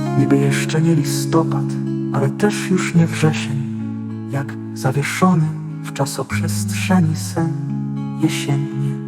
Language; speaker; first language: Polish; native; Polish